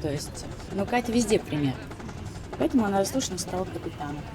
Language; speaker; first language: Russian; native; Russian